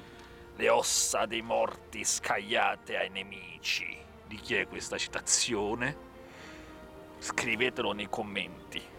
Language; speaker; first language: Italian; native; Italian